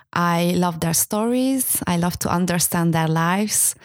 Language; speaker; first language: English; non-native, fluent; Hungarian